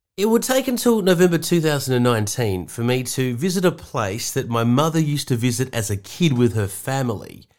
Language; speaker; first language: English; native; English